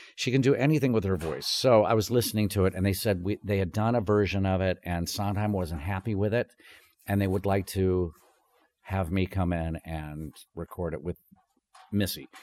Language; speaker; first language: English; native; English